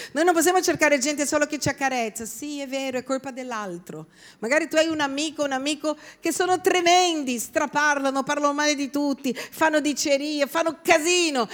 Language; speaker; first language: Italian; non-native, fluent; Portuguese